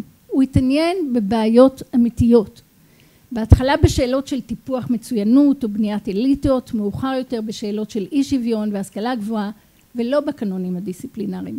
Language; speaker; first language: Hebrew; native; Hebrew